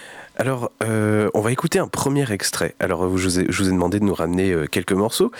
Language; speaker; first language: French; native; French